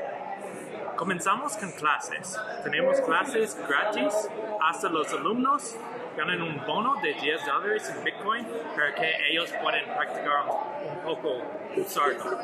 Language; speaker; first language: Spanish; non-native, learner; English